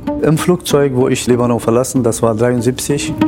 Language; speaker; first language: German; non-native, fluent; Kurdish